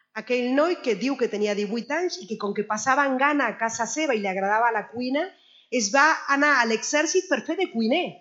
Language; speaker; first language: Catalan; non-native, fluent; Spanish